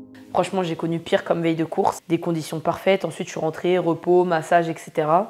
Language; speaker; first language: French; native; French